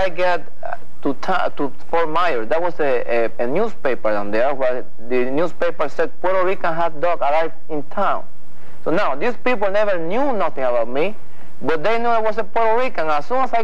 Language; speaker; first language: English; non-native, fluent; Spanish